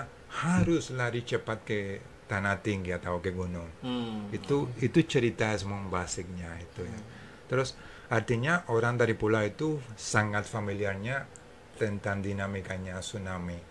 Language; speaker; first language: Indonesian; non-native, fluent; English